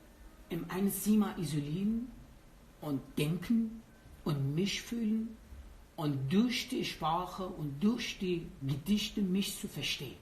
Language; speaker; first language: German; non-native, learner; Persian